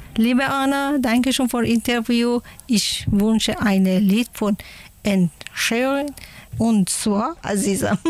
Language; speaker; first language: German; non-native, learner; Persian